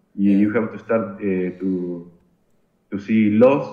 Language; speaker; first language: English; non-native, learner; Spanish